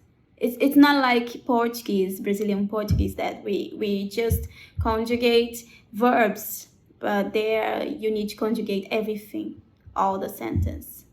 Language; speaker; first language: English; non-native, learner; Portuguese